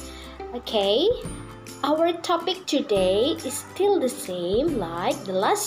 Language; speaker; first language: English; non-native, learner; Indonesian